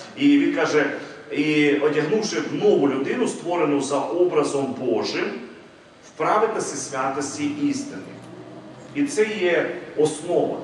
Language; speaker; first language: Ukrainian; non-native, local second language; Russian